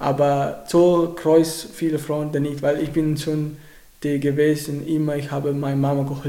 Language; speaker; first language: German; non-native, learner; Arabic